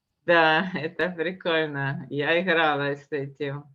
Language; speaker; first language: Russian; native; Russian